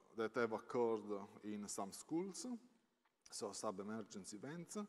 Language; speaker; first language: English; non-native, fluent; Italian